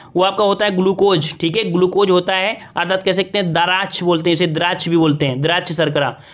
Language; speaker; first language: Hindi; native; Hindi